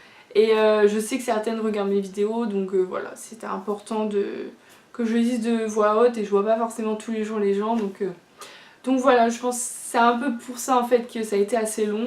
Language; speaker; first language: French; native; French